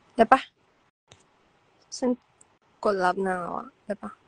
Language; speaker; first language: Chinese; non-native, learner; Thai